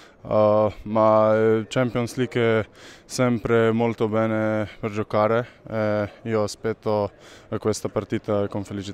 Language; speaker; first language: Italian; non-native, learner; Slovenian